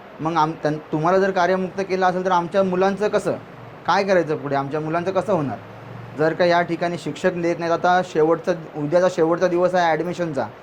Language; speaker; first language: Marathi; native; Marathi